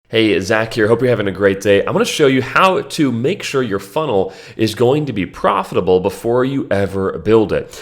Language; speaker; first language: English; native; English